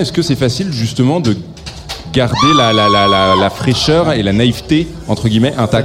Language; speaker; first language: French; native; French